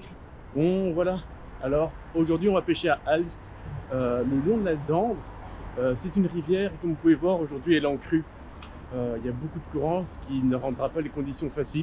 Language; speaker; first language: French; native; French